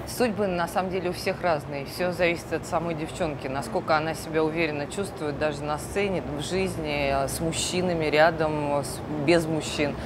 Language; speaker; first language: Russian; native; Russian